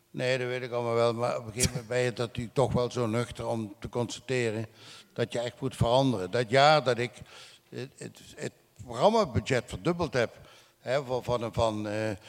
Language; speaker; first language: Dutch; non-native, local second language; Limburgish